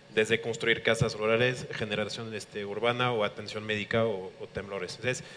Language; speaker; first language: Spanish; non-native, fluent; French